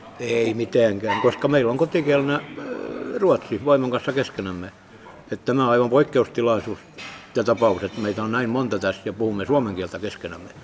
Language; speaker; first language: Finnish; native; Finnish